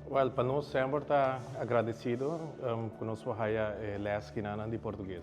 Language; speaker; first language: Portuguese; non-native, learner; Papiamento